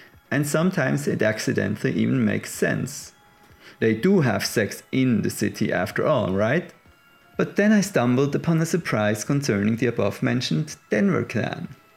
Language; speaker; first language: English; non-native, fluent; German